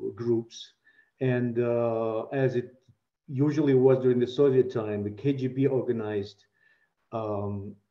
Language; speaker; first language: English; non-native, fluent; Russian